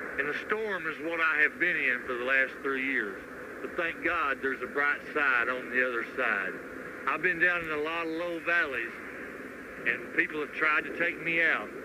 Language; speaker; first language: English; native; English